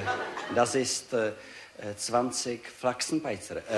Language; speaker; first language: German; non-native, learner; Czech